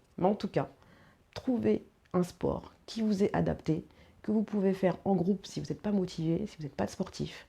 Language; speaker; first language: French; native; French